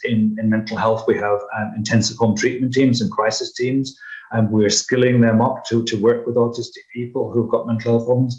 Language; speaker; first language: English; native; English